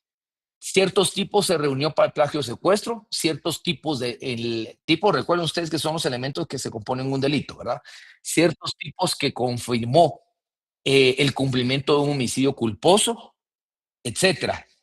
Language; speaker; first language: Spanish; native; Spanish